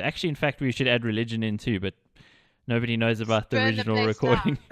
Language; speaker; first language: English; native; English